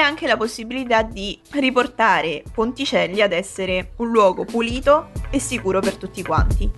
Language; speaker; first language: Italian; native; Italian